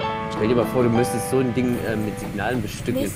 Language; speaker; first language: German; native; German